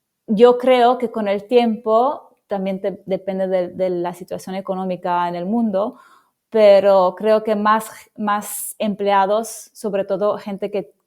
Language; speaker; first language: Spanish; non-native, fluent; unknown